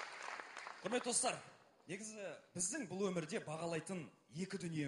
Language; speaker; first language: Kazakh; native; Kazakh